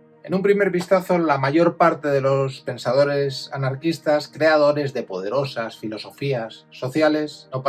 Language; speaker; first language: Spanish; native; Spanish